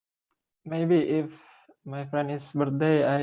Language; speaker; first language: English; non-native, learner; Indonesian